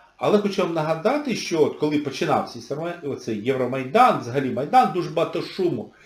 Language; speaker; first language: Ukrainian; native; Ukrainian